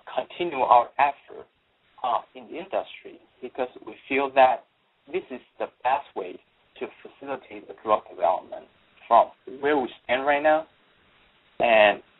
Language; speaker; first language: English; non-native, fluent; Chinese